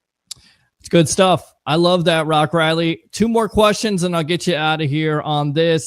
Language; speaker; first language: English; native; English